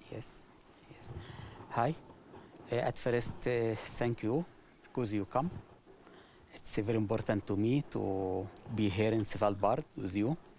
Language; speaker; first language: English; non-native, learner; Arabic